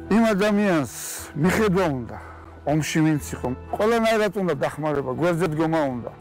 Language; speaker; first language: Georgian; non-native, local second language; Chechen